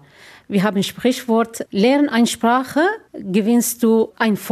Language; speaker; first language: German; non-native, learner; Arabic